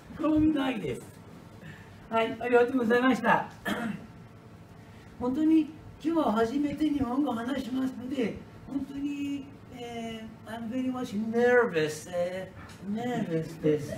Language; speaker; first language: Japanese; non-native, learner; Persian